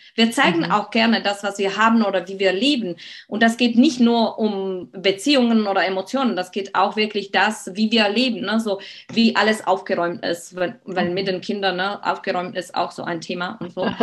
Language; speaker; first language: German; non-native, fluent; Slovak